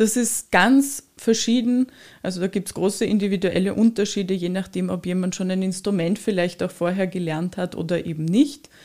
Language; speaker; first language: German; native; German